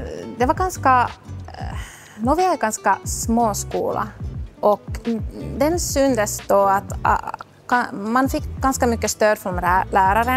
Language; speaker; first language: Swedish; non-native, local second language; Finnish